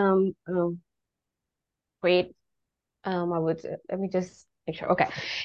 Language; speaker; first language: English; non-native, local second language; Urdu